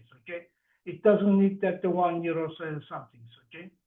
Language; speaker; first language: English; non-native, learner; Turkish